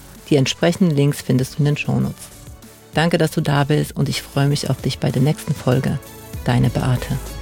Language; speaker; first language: German; native; German